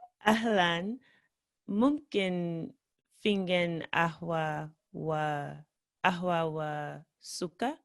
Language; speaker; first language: Arabic; non-native, learner; English